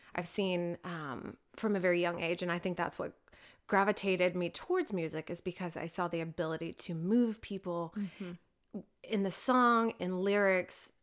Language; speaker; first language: English; native; English